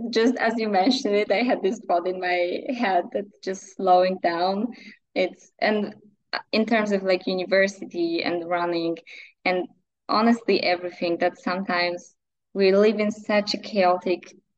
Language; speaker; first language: English; non-native, fluent; Polish